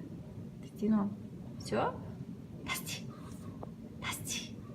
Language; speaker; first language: Russian; native; Russian